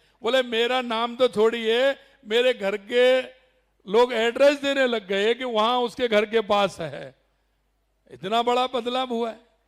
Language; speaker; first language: Hindi; native; Hindi